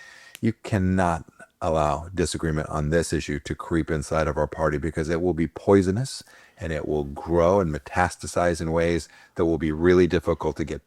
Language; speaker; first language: English; native; English